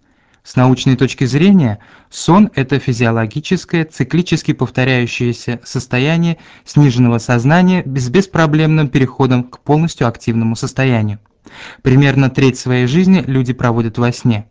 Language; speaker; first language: Russian; native; Russian